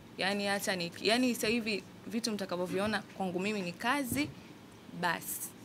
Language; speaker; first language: Swahili; native; Swahili